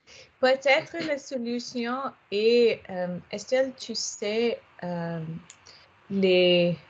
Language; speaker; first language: French; non-native, learner; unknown